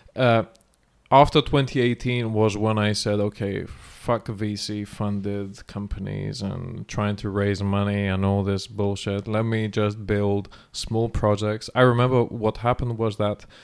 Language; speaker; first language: English; non-native, fluent; Greek